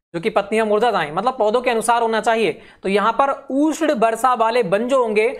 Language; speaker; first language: Hindi; native; Hindi